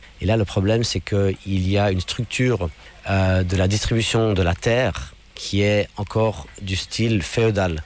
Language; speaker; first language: French; non-native, local second language; English